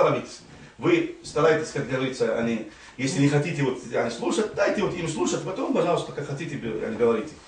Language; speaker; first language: Russian; non-native, fluent; Arabic